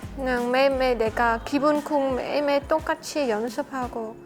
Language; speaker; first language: Korean; non-native, learner; Khmer